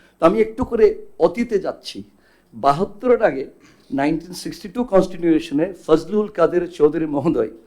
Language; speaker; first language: Bangla; non-native, local second language; Chakma